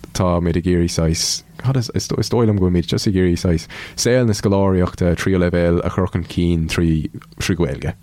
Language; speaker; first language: Irish; non-native, local second language; English